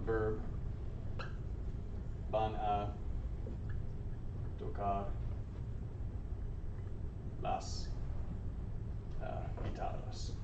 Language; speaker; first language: Spanish; non-native, learner; English